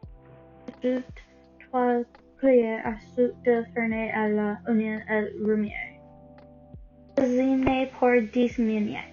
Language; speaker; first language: French; non-native, learner; English